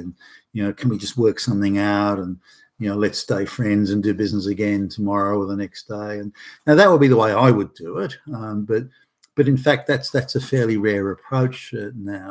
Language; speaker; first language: English; native; English